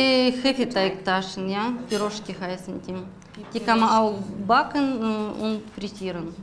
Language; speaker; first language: German; non-native, fluent; Russian